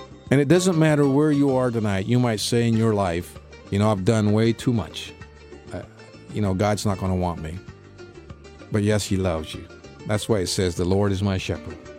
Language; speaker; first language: English; native; English